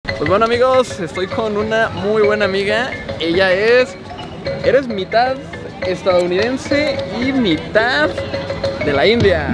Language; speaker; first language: Spanish; native; Spanish